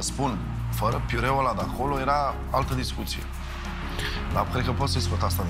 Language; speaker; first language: Romanian; native; Romanian